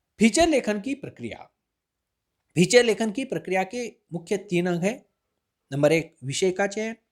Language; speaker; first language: Hindi; non-native, local second language; Marathi